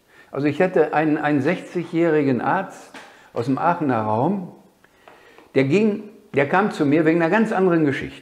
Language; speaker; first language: German; native; German